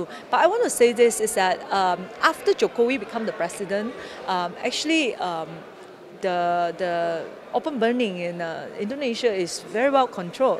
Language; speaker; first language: English; non-native, local second language; Chinese